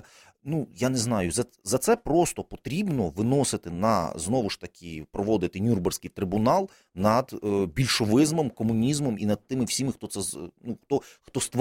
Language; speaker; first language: Ukrainian; native; Ukrainian